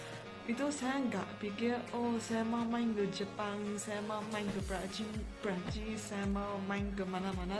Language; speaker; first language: Indonesian; non-native, fluent; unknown